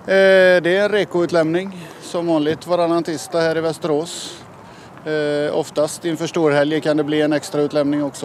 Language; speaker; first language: Swedish; native; Swedish